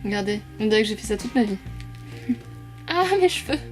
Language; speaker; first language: French; native; French